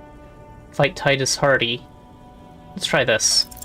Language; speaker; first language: English; native; English